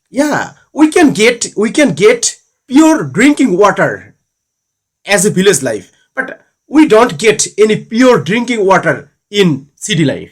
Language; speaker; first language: English; non-native, learner; Bangla